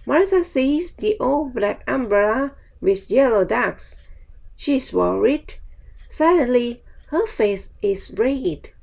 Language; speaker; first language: English; non-native, fluent; Thai